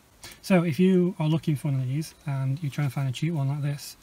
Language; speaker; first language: English; native; English